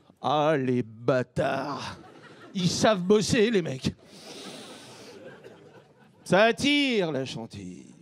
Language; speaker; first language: French; native; French